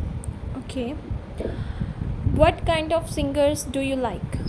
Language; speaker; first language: English; non-native, local second language; Punjabi